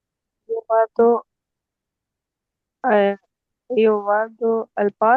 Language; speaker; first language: Italian; non-native, learner; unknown